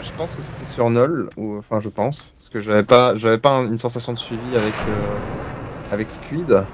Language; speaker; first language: French; native; French